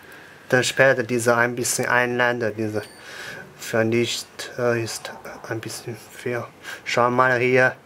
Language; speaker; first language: German; non-native, learner; Chinese